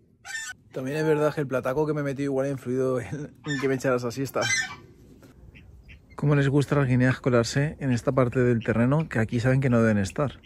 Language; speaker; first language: Spanish; native; Spanish